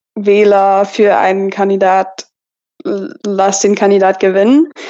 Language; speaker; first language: German; non-native, fluent; English